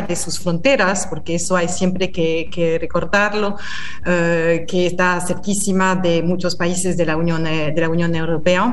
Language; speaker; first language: Spanish; non-native, fluent; French